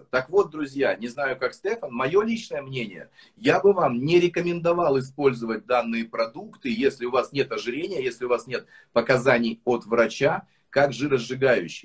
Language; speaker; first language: Russian; native; Russian